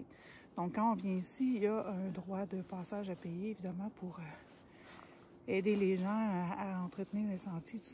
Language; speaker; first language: French; native; French